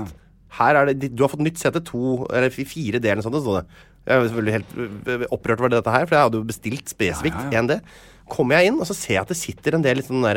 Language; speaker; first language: Norwegian; native; Norwegian